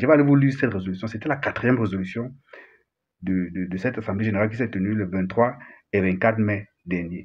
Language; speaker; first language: French; native; French